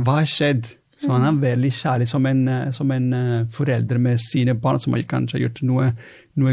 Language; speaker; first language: Norwegian; non-native, fluent; Italian